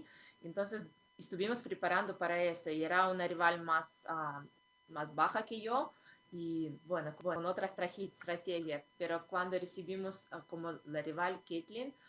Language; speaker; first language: Spanish; non-native, fluent; Russian